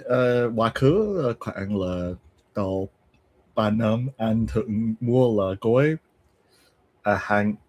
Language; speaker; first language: Vietnamese; non-native, learner; English